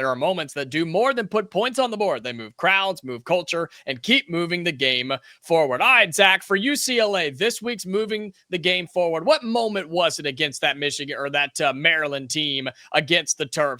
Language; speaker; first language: English; native; English